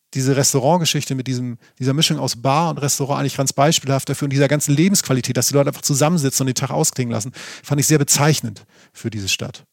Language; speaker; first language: German; native; German